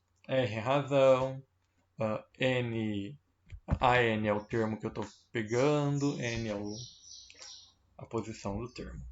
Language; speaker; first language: Portuguese; native; Portuguese